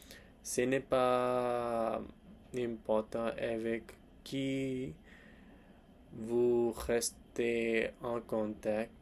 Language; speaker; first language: French; non-native, learner; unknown